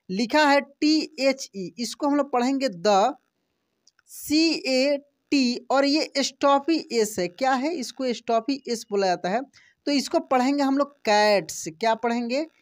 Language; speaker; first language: Hindi; native; Hindi